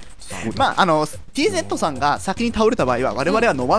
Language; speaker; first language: Japanese; native; Japanese